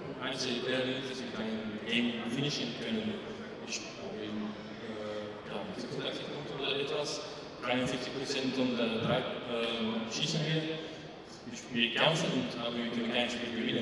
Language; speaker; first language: German; non-native, learner; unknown